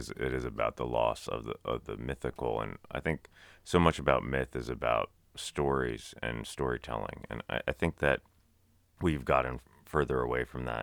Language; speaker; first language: English; native; English